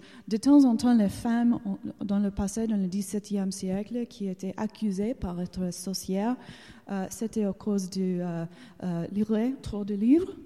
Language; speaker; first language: French; non-native, learner; English